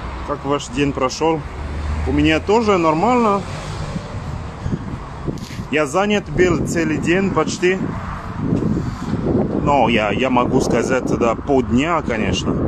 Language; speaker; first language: Russian; non-native, learner; French